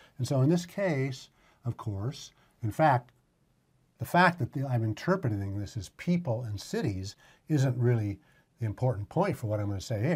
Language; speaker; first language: English; native; English